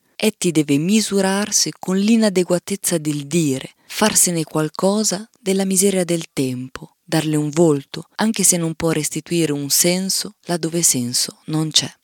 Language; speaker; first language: Italian; native; Italian